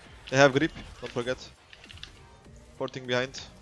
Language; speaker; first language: English; non-native, fluent; Turkish